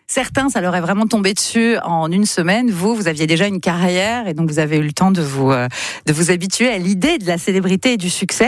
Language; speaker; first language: French; native; French